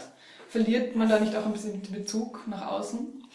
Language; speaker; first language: German; native; German